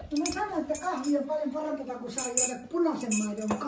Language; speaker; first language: Finnish; native; Finnish